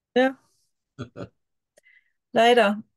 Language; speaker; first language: German; native; German